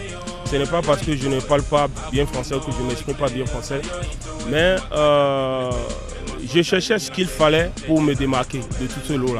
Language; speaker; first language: French; native; French